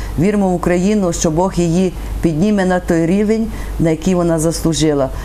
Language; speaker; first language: Ukrainian; native; Ukrainian